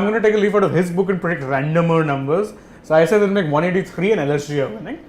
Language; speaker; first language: English; non-native, local second language; Hindi